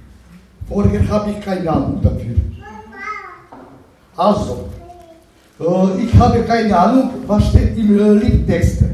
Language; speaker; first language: German; non-native, learner; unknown